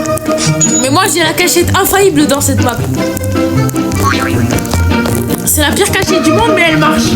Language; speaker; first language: French; native; French